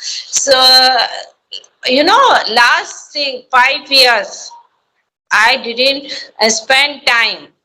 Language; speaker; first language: English; non-native, learner; Hindi